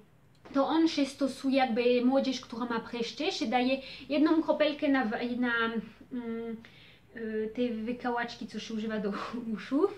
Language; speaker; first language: Polish; early bilingual, heritage; Polish